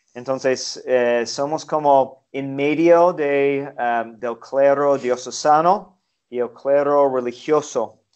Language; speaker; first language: Spanish; non-native, fluent; English